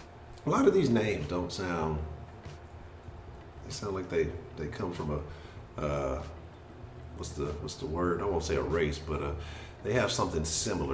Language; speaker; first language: English; native; English